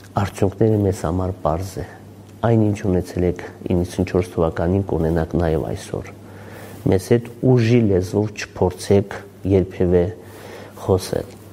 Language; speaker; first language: Armenian; native; Armenian